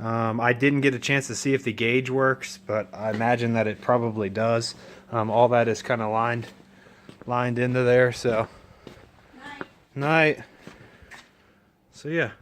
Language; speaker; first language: English; native; English